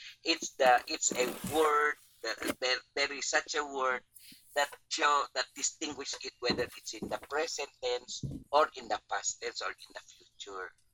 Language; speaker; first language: English; non-native, local second language; Chavacano